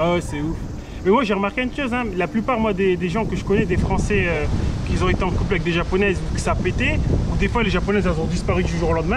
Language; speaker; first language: French; native; French